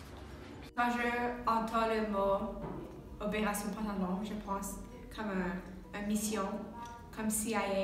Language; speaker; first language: French; non-native, learner; English